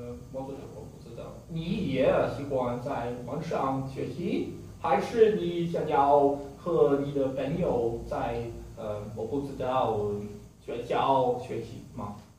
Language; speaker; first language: Chinese; non-native, learner; Portuguese